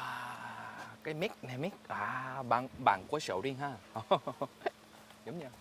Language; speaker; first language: Vietnamese; non-native, fluent; Korean